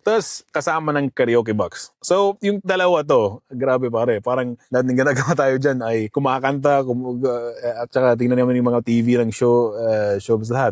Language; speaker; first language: Filipino; early bilingual, heritage; Filipino